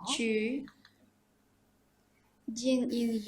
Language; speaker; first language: Chinese; non-native, learner; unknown